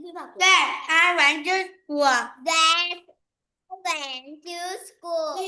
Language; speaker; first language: English; non-native, learner; Vietnamese